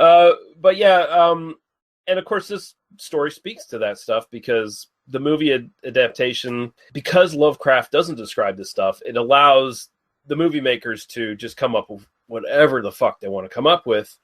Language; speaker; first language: English; native; English